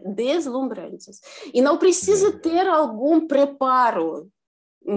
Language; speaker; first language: Portuguese; non-native, fluent; Russian